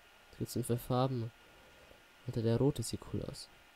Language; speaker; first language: German; native; German